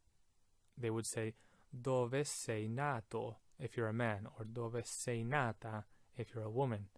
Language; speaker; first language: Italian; non-native, fluent; English